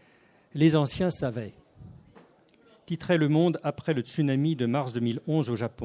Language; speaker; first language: French; native; French